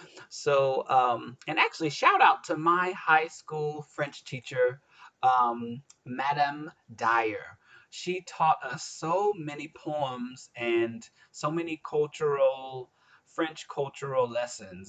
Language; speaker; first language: English; native; English